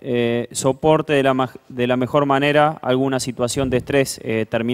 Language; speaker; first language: Spanish; native; Spanish